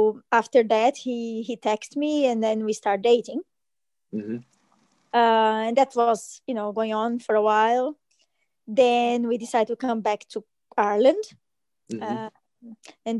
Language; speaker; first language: English; non-native, fluent; Portuguese